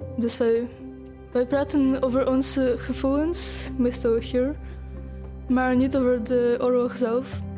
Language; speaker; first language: Dutch; non-native, fluent; Ukrainian